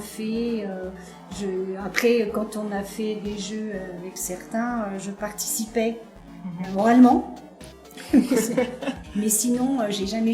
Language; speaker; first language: French; native; French